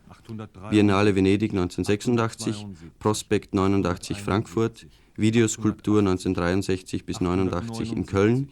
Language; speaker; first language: German; native; German